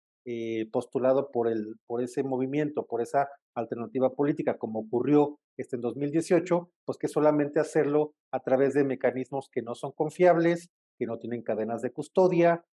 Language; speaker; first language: Spanish; native; Spanish